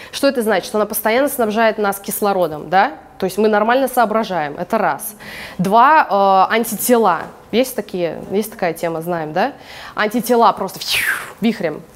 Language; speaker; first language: Russian; early bilingual, heritage; English